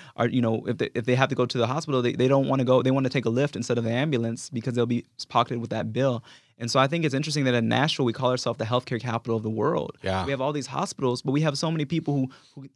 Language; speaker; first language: English; native; English